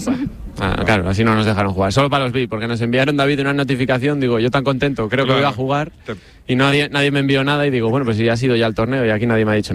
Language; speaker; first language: Spanish; native; Spanish